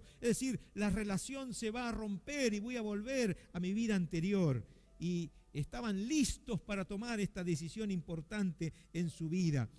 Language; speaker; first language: Spanish; native; Spanish